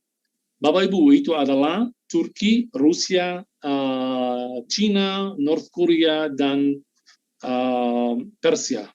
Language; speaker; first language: Indonesian; non-native, fluent; Arabic